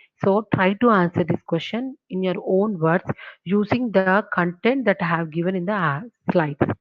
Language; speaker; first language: English; non-native, local second language; Telugu